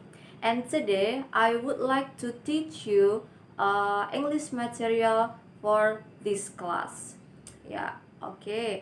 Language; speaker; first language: English; non-native, learner; Indonesian